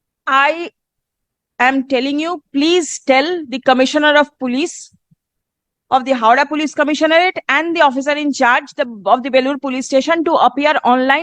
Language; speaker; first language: English; non-native, local second language; Bangla